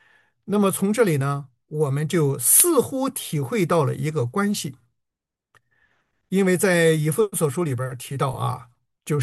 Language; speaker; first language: Chinese; native; Chinese